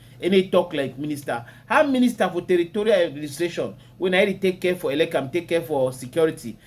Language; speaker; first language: Nigerian Pidgin; native; Nigerian Pidgin